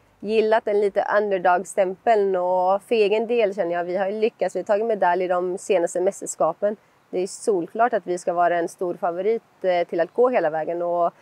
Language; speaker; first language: Swedish; early bilingual, other home language; Albanian